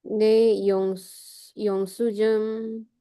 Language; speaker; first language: Korean; non-native, learner; Indonesian